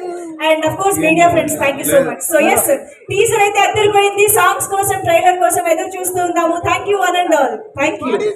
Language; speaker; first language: Telugu; native; Telugu